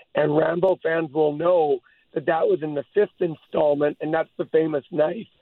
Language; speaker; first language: English; native; English